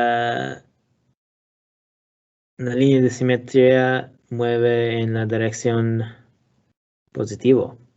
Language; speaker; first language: Spanish; non-native, learner; English